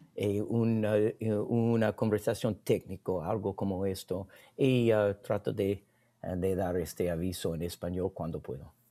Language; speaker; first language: Spanish; non-native, learner; English